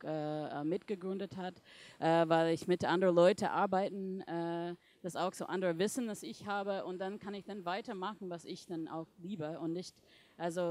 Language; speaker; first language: German; non-native, fluent; English